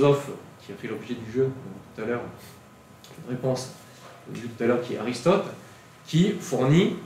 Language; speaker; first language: French; native; French